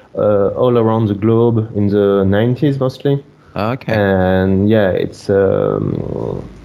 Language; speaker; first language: English; non-native, fluent; French